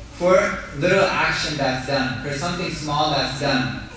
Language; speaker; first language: English; native; English